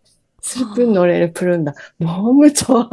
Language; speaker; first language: Korean; non-native, fluent; Japanese